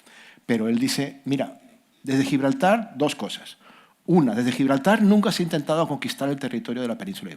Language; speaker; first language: Spanish; native; Spanish